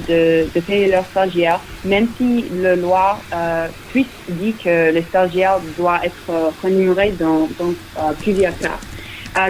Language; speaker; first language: French; non-native, fluent; English